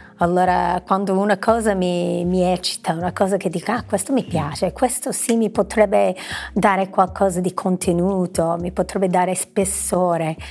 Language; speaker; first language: Italian; non-native, fluent; English